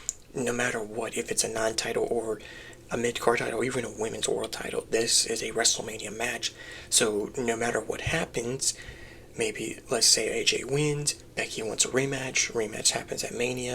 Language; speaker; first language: English; native; English